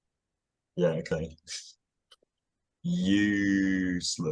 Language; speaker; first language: English; native; English